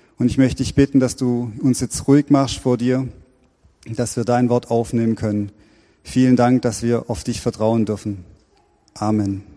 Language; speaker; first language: German; native; German